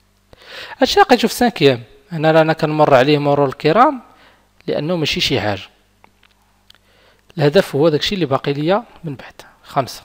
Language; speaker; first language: Arabic; native; Arabic